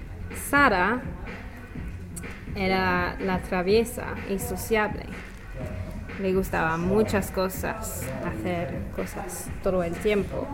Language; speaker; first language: Spanish; non-native, learner; English